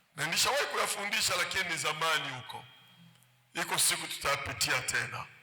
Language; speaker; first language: Swahili; native; Swahili